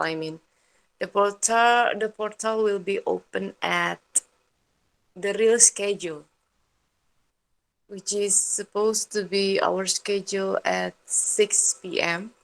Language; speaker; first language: English; non-native, learner; Indonesian